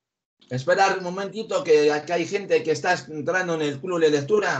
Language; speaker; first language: Spanish; native; Spanish